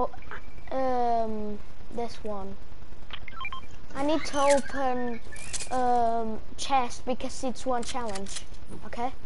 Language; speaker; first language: English; non-native, learner; Portuguese